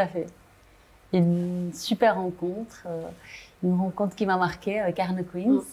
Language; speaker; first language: French; non-native, local second language; Arabic